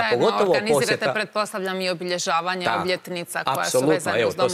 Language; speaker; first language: Croatian; native; Croatian